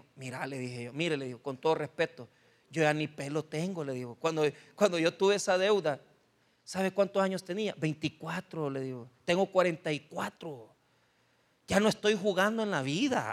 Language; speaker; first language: Spanish; native; Spanish